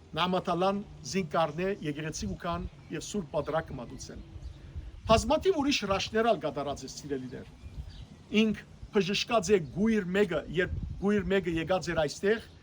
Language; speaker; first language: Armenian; native; Armenian